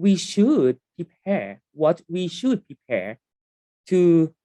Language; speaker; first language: English; non-native, learner; Thai